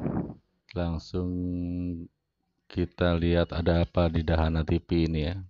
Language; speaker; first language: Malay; non-native, local second language; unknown